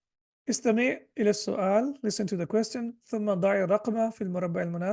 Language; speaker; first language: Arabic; non-native, fluent; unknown